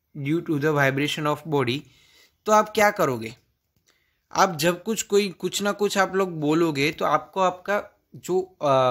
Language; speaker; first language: Hindi; non-native, local second language; Gujarati